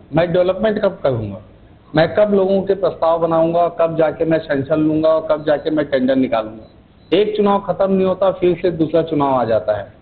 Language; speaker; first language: Hindi; native; Hindi